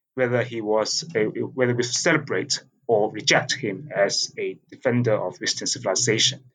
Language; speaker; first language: English; non-native, local second language; Cantonese